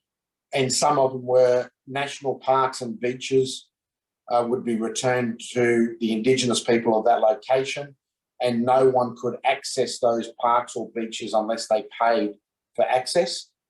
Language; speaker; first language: English; native; English